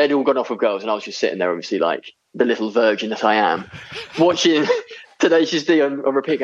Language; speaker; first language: English; native; English